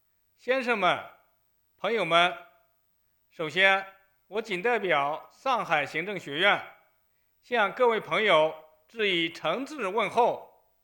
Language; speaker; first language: Chinese; native; Chinese